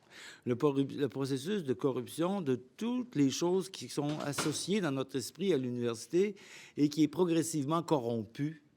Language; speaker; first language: French; native; French